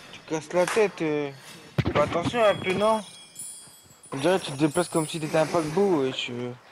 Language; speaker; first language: French; native; French